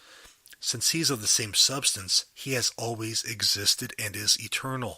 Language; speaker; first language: English; native; English